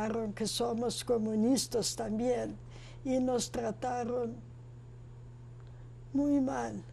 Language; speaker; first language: Spanish; non-native, fluent; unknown